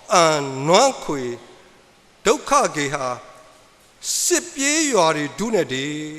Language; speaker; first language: Burmese; native; Burmese